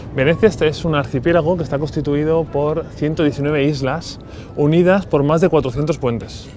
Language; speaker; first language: Spanish; native; Spanish